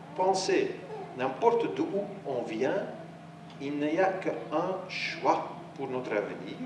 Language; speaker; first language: French; non-native, local second language; Dutch